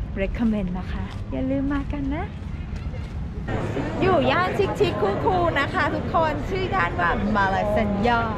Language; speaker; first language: Thai; native; Thai